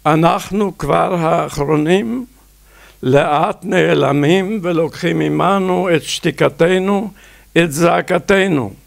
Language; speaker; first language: Hebrew; non-native, fluent; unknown